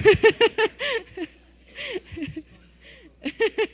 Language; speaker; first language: English; native; English